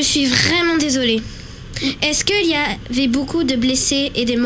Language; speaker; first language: French; native; French